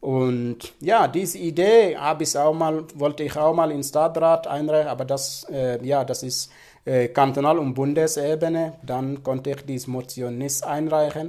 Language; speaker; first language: German; non-native, fluent; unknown